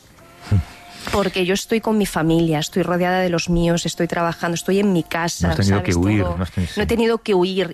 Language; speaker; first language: Spanish; native; Spanish